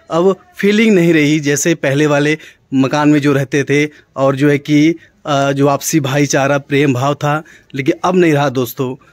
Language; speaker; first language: Hindi; native; Hindi